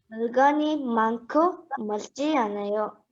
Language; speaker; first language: Korean; non-native, learner; Mongolian